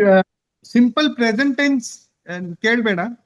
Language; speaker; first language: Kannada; non-native, learner; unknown